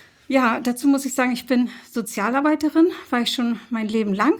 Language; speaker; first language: German; early bilingual, other home language; Turkish